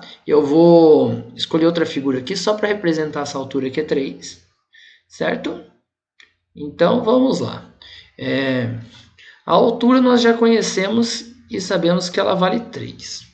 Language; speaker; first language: Portuguese; native; Portuguese